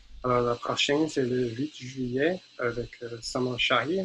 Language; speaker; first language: French; non-native, fluent; English